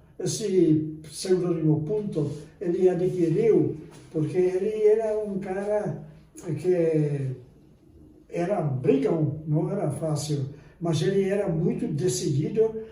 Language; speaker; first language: Portuguese; non-native, fluent; Czech